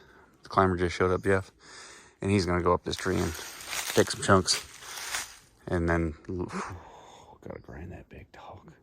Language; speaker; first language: English; native; English